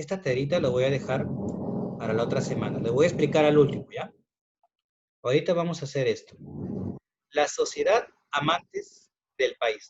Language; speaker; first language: Spanish; native; Spanish